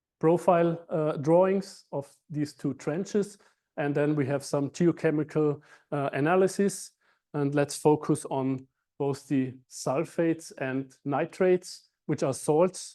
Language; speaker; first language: English; non-native, fluent; German